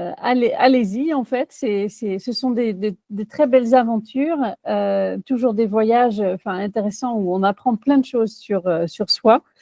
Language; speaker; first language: French; non-native, fluent; Dutch